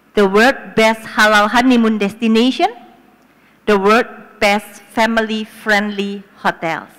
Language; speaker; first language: English; non-native, fluent; Indonesian